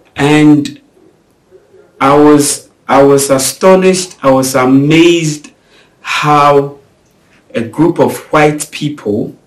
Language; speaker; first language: English; non-native, local second language; Akan